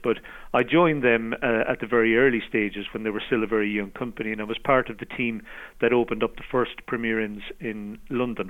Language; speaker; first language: English; native; English